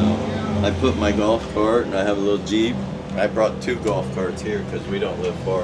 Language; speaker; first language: English; native; English